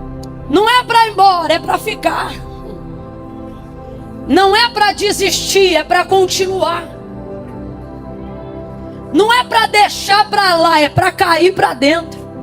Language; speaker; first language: Portuguese; native; Portuguese